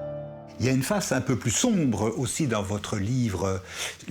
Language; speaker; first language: French; native; French